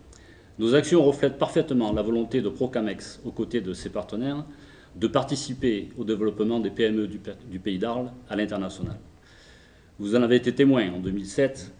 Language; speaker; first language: French; native; French